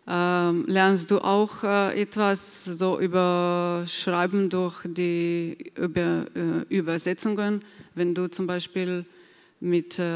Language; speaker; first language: German; non-native, fluent; Slovenian